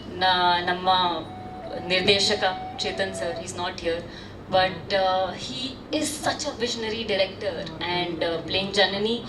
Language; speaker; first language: Kannada; non-native, learner; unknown